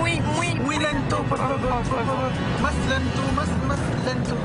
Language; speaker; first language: Spanish; non-native, learner; French